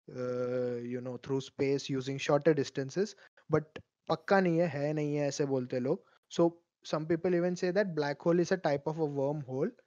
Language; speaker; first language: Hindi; non-native, local second language; Malayalam